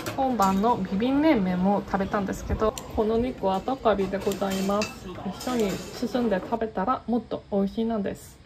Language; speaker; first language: Japanese; non-native, fluent; Korean